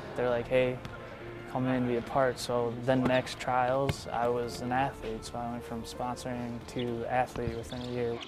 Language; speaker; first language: English; native; English